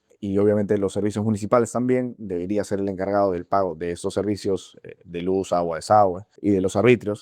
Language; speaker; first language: Spanish; native; Spanish